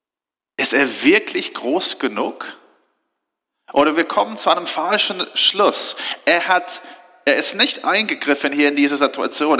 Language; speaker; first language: German; non-native, fluent; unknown